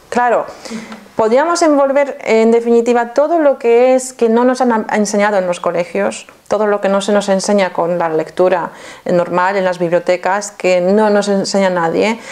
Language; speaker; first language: Spanish; non-native, fluent; Polish